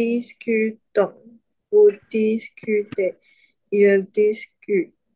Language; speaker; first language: French; non-native, learner; Chinese